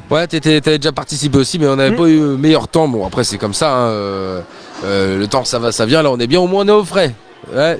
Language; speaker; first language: French; native; French